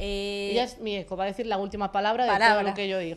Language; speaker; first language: Spanish; native; Spanish